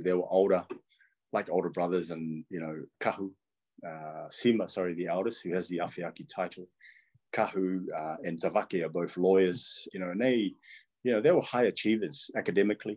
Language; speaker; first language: English; non-native, local second language; Tongan